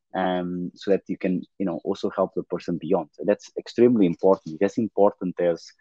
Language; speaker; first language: English; non-native, fluent; Portuguese